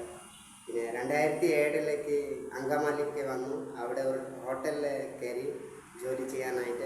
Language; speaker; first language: Malayalam; early bilingual, other home language; Odia